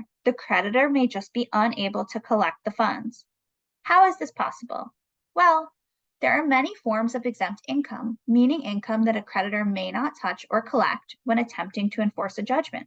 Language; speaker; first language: English; native; English